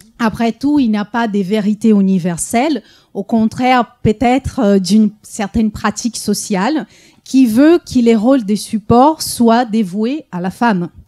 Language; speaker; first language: French; early bilingual, heritage; French